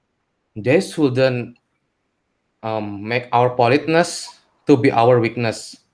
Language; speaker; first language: English; non-native, learner; Indonesian